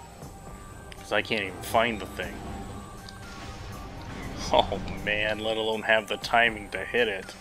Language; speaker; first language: English; native; English